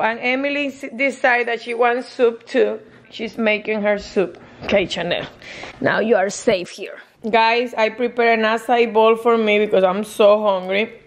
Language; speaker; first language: English; non-native, fluent; Spanish